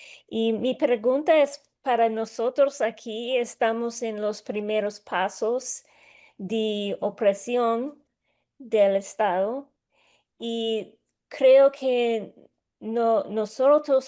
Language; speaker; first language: Spanish; non-native, learner; English